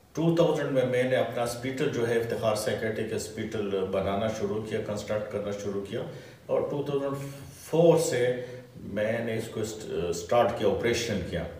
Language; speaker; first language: Urdu; non-native, local second language; Pashto